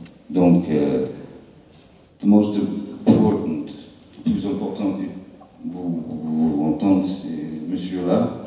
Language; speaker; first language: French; non-native, learner; English